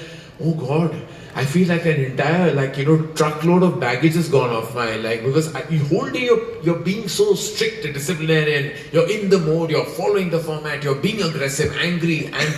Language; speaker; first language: English; non-native, local second language; Hindi